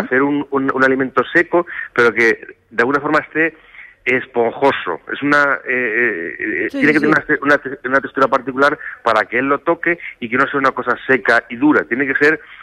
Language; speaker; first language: Spanish; native; Spanish